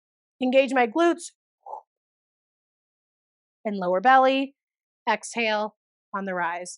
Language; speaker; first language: English; native; English